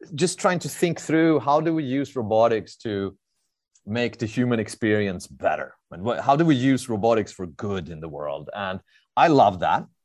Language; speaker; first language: English; non-native, fluent; Swedish